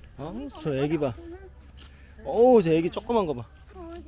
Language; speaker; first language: Korean; native; Korean